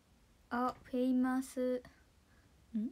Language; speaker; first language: English; non-native, learner; Japanese